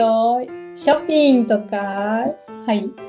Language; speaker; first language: Japanese; non-native, learner; German